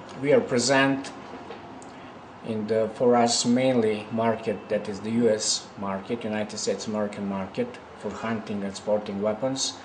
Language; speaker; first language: English; non-native, learner; Serbian